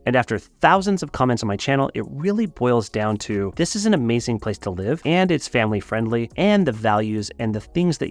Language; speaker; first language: English; native; English